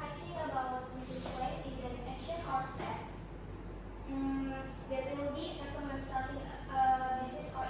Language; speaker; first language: English; non-native, learner; Indonesian